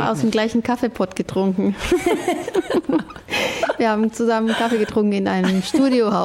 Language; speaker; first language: German; non-native, fluent; Afrikaans